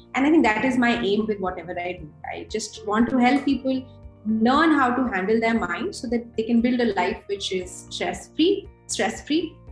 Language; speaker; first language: English; non-native, local second language; Hindi